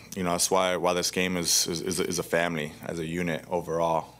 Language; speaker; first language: English; early bilingual, other home language; Spanish